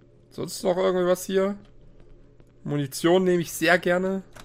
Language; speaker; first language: German; native; German